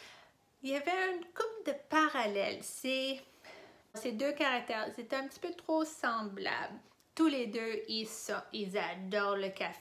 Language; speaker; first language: French; non-native, fluent; English